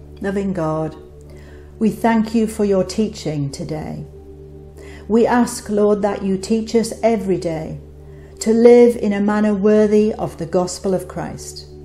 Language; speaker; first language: English; native; English